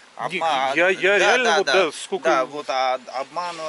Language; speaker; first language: Russian; native; Russian